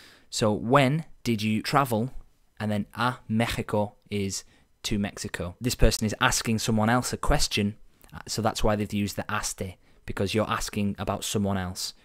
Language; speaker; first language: English; native; English